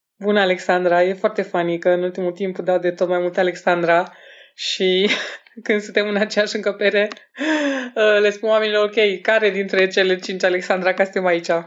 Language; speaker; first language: Romanian; native; Romanian